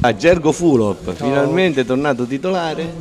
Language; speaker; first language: Italian; native; Italian